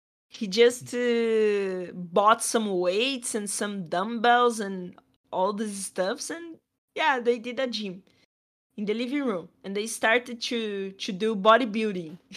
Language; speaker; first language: English; non-native, fluent; Portuguese